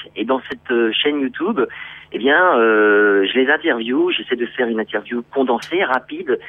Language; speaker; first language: French; native; French